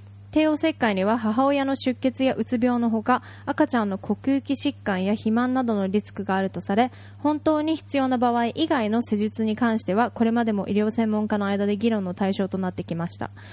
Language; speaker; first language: Japanese; early bilingual, heritage; Japanese